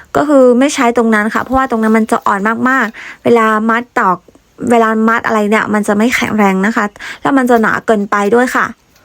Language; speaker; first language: Thai; non-native, local second language; Karen languages